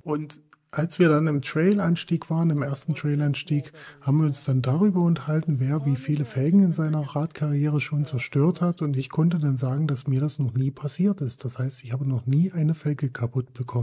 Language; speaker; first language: German; native; German